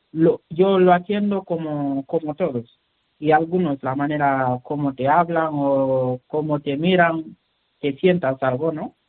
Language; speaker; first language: Spanish; non-native, learner; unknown